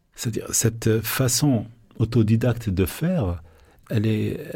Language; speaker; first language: French; non-native, local second language; Arabic